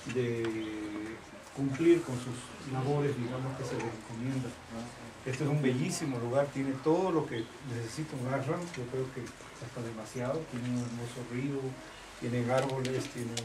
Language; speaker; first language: Spanish; native; Spanish